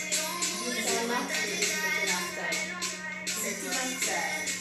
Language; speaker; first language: French; non-native, local second language; Wolof